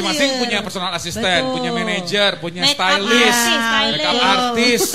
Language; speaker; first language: Indonesian; native; Indonesian